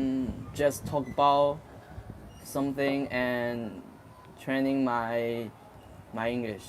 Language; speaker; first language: English; non-native, learner; Chinese